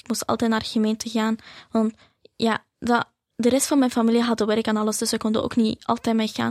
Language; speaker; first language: Dutch; early bilingual, other home language; Arabic